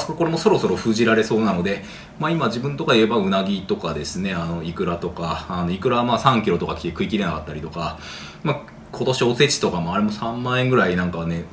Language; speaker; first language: Japanese; native; Japanese